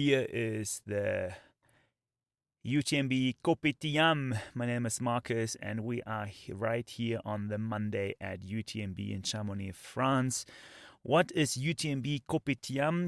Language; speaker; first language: English; non-native, fluent; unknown